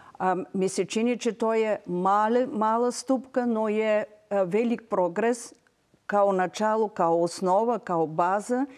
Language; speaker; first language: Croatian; non-native, learner; Bulgarian